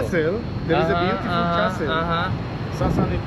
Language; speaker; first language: English; non-native, learner; Persian